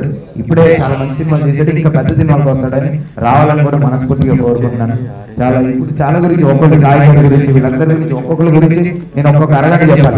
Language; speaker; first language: Telugu; native; Telugu